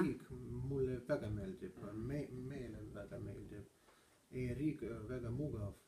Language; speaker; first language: Estonian; non-native, learner; Russian